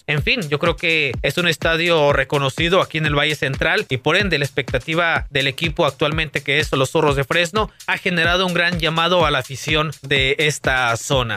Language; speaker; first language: Spanish; native; Spanish